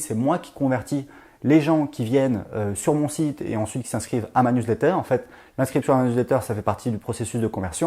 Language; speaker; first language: French; native; French